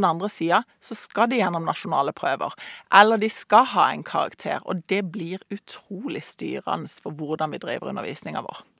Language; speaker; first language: Norwegian; native; Norwegian